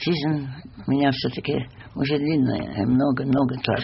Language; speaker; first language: Russian; non-native, fluent; English